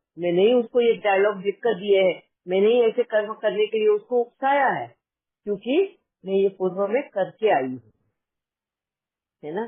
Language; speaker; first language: Hindi; native; Hindi